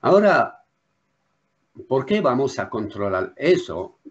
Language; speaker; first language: Spanish; non-native, learner; French